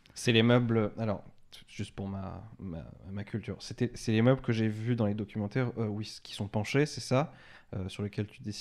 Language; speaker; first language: French; native; French